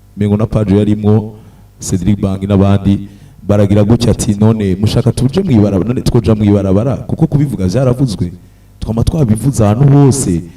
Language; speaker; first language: Rundi; native; Rundi